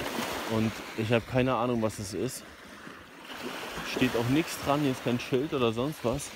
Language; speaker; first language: German; native; German